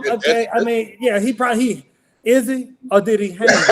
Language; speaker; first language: English; native; English